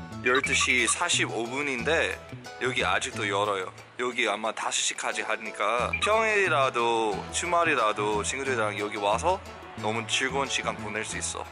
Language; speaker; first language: Korean; non-native, fluent; English